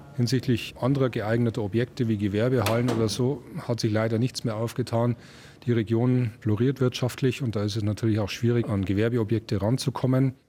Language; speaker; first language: German; native; German